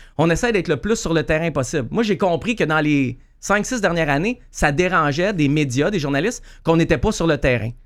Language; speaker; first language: French; native; French